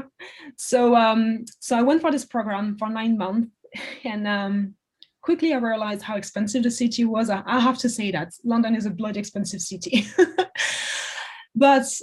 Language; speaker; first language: English; non-native, fluent; French